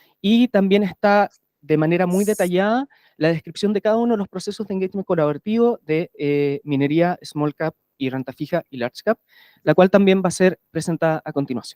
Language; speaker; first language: Spanish; native; Spanish